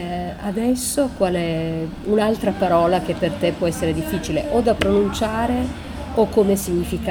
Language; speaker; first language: Italian; native; Italian